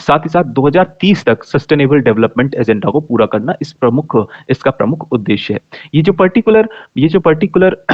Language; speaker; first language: Hindi; native; Hindi